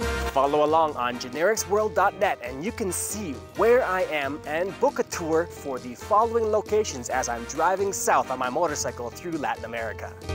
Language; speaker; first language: English; native; English